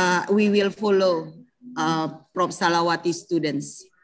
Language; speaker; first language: English; non-native, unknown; Indonesian